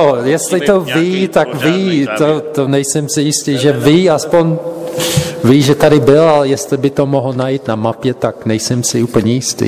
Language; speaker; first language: Czech; non-native, fluent; English